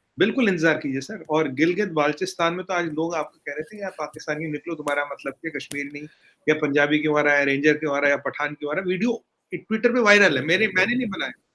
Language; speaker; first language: Hindi; native; Hindi